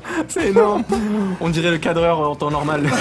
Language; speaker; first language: French; native; French